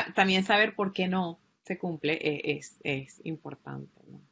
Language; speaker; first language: Spanish; native; Spanish